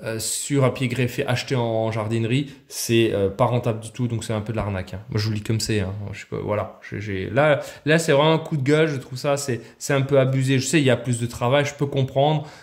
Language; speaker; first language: French; native; French